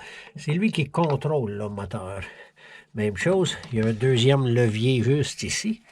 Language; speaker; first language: French; native; French